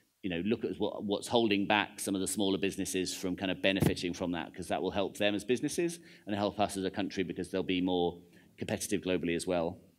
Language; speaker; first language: English; native; English